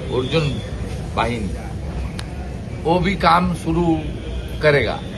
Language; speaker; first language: Hindi; non-native, local second language; Bangla